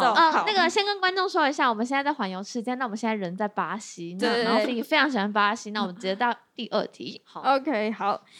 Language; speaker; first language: Chinese; non-native, local second language; Min Nan Chinese